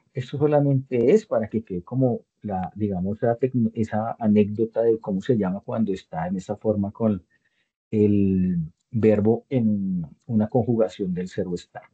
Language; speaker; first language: Spanish; native; Spanish